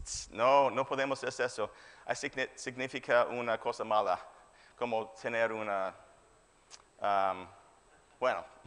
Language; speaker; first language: Spanish; non-native, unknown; English